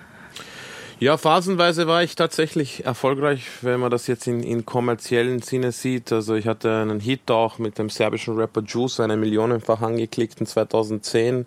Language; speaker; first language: German; early bilingual, other home language; Croatian